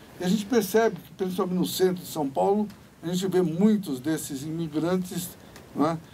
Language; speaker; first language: Portuguese; native; Portuguese